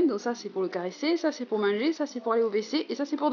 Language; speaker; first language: French; native; French